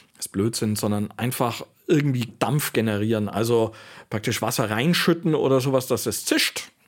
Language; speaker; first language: German; native; German